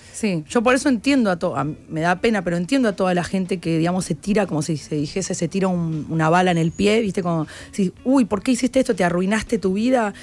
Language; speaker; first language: Spanish; native; Spanish